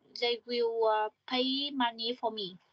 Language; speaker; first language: English; non-native, learner; Vietnamese